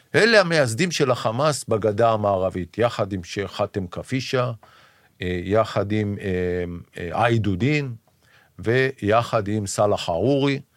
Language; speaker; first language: Hebrew; native; Hebrew